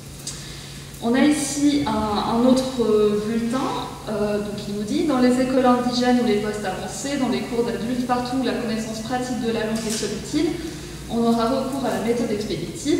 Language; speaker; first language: French; native; French